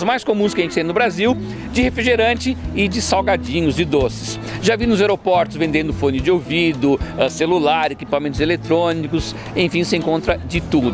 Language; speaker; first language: Portuguese; native; Portuguese